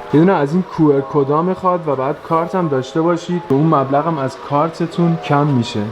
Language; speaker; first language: Persian; native; Persian